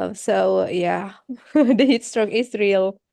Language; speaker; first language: English; non-native, fluent; Indonesian